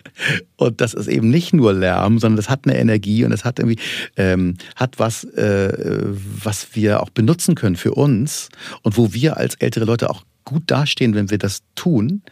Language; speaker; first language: German; native; German